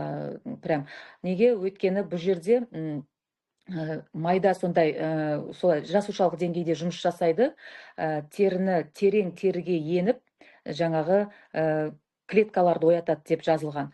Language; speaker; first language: Kazakh; native; Kazakh